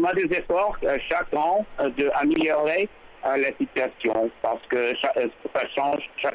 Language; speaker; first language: French; non-native, fluent; English